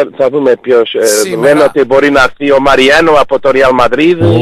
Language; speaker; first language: Greek; non-native, fluent; Portuguese